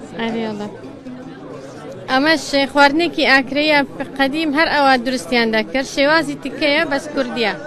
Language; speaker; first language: Central Kurdish; non-native, local second language; Kurdish